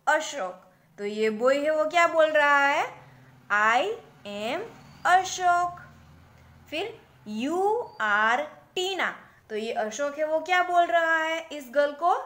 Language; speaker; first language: Hindi; non-native, local second language; Gujarati